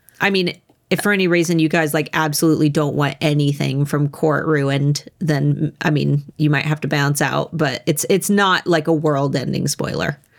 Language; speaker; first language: English; native; English